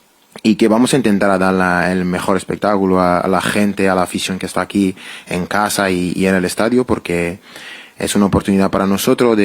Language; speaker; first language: Spanish; non-native, fluent; French